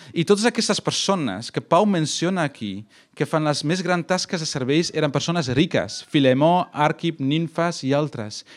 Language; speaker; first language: Catalan; non-native, fluent; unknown